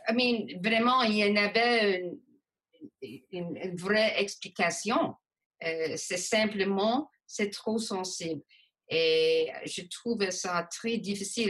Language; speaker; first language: French; non-native, local second language; English